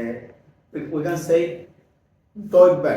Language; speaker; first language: English; non-native, learner; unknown